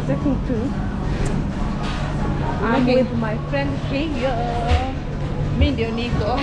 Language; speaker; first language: English; non-native, local second language; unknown